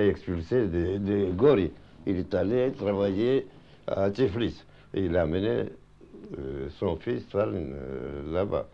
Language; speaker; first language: French; non-native, fluent; Russian